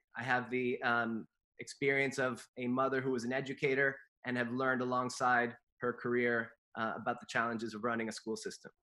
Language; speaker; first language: English; native; English